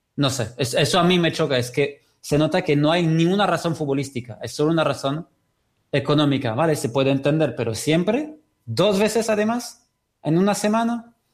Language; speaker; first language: Spanish; non-native, fluent; French